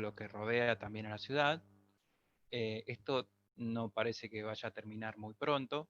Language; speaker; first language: Spanish; native; Spanish